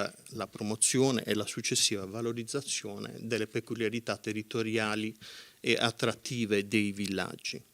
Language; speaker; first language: Italian; native; Italian